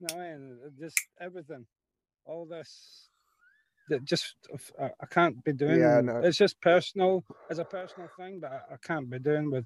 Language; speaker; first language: English; native; English